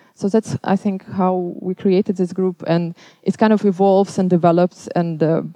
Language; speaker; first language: English; non-native, fluent; Belarusian